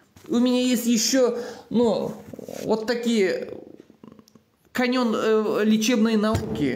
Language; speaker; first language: Russian; non-native, local second language; Uzbek